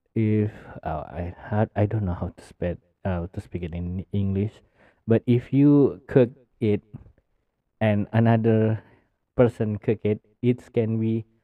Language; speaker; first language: English; non-native, learner; Indonesian